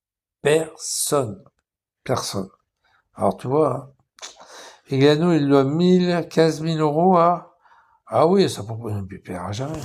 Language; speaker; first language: French; native; French